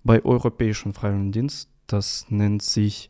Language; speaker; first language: German; non-native, learner; Russian